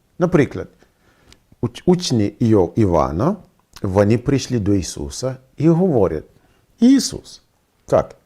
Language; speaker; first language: Ukrainian; non-native, fluent; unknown